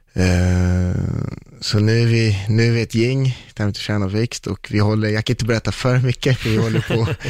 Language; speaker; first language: Swedish; early bilingual, other home language; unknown